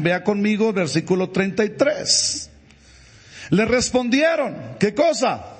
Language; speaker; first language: Spanish; native; Spanish